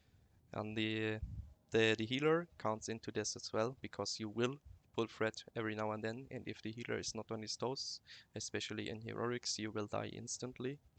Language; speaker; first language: English; non-native, fluent; German